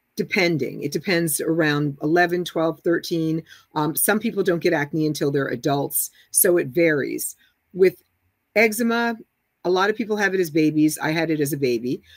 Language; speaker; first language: English; native; English